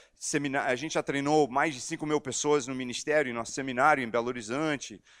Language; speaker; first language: Portuguese; non-native, fluent; English